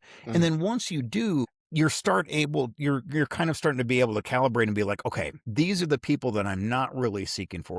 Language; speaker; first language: English; native; English